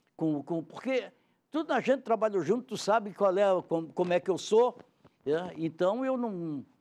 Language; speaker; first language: Portuguese; native; Portuguese